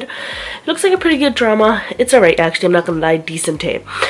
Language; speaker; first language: English; early bilingual, other home language; Hindi